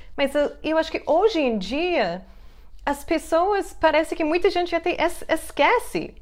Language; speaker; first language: Portuguese; non-native, fluent; English